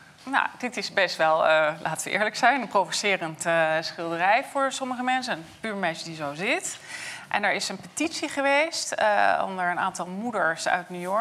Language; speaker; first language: Dutch; non-native, fluent; English